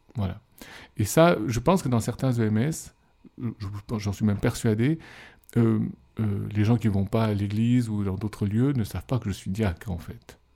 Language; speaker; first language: French; native; French